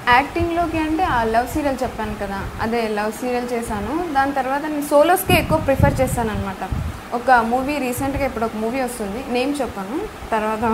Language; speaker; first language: Telugu; non-native, fluent; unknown